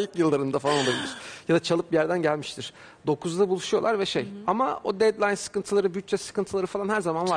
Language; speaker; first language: Turkish; native; Turkish